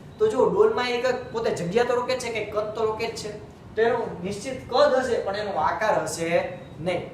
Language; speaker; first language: Gujarati; native; Gujarati